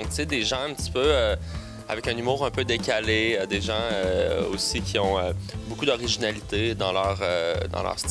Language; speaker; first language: French; native; French